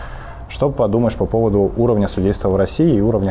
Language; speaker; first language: Russian; native; Russian